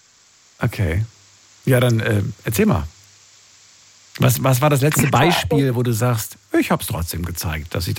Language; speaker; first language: German; native; German